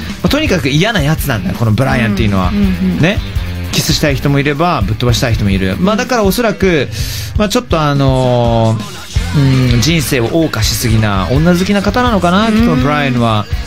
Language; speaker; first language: Japanese; early bilingual, heritage; Japanese